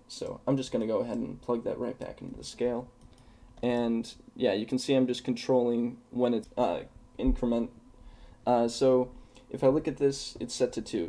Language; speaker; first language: English; native; English